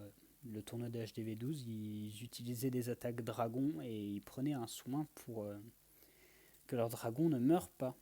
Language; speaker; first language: French; native; French